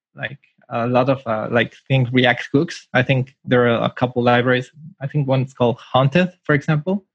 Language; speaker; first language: English; non-native, fluent; Spanish